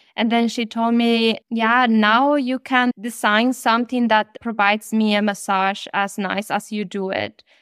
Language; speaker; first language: English; non-native, fluent; Spanish